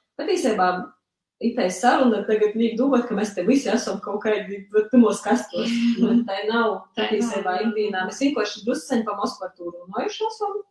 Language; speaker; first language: Latvian; early bilingual, other home language; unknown